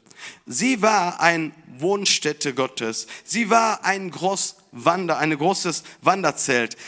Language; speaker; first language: German; non-native, fluent; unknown